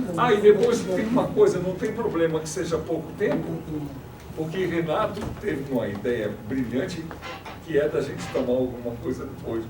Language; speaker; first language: Portuguese; non-native, fluent; Spanish